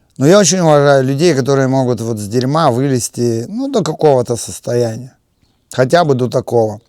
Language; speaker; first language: Russian; native; Russian